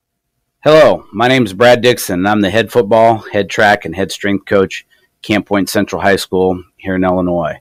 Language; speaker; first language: English; native; English